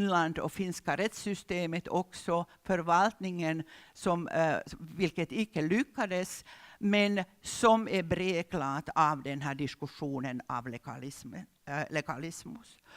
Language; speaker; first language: Swedish; non-native, local second language; Finnish